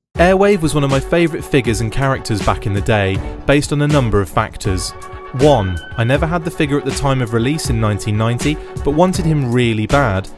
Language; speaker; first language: English; native; English